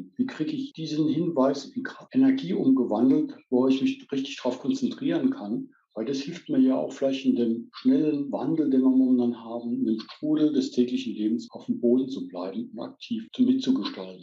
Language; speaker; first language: German; native; German